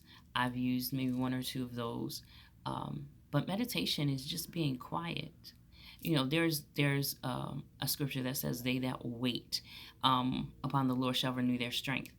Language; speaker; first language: English; native; English